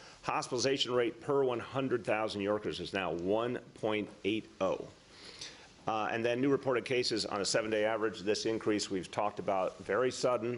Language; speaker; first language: English; native; English